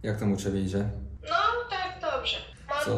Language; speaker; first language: Polish; early bilingual, other home language; Kurdish